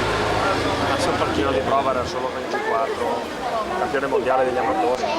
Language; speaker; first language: Italian; native; Italian